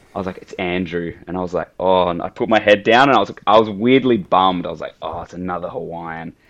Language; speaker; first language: English; native; English